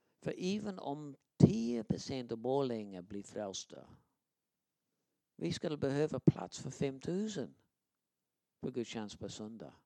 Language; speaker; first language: Swedish; non-native, fluent; English